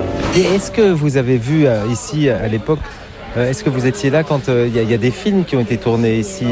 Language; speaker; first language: French; native; French